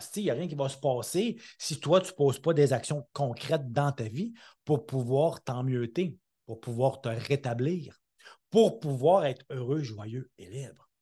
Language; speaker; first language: French; native; French